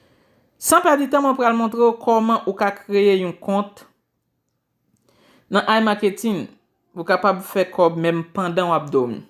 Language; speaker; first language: French; non-native, local second language; Haitian Creole